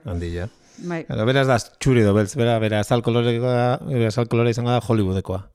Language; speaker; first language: Basque; native; Basque